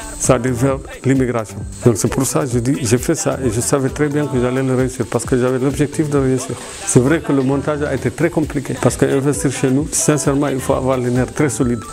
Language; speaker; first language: French; non-native, local second language; Fula